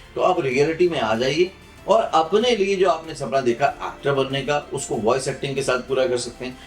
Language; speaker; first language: Hindi; native; Hindi